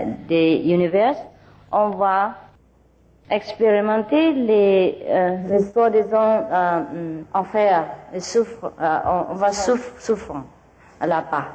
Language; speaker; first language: French; non-native, learner; Vietnamese